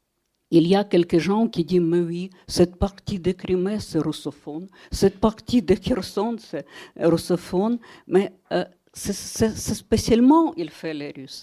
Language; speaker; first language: French; non-native, fluent; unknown